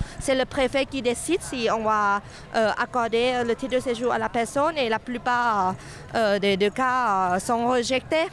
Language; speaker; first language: French; non-native, fluent; Thai